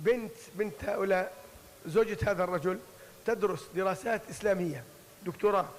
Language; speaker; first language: Arabic; native; Arabic